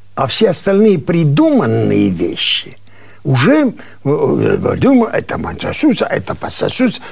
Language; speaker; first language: Russian; non-native, local second language; Armenian